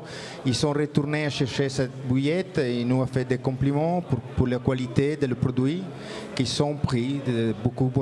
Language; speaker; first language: French; non-native, learner; Italian